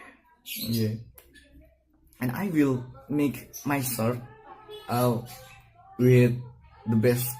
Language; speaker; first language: English; non-native, learner; Indonesian